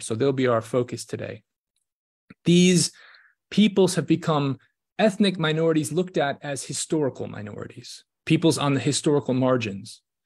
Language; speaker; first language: English; native; English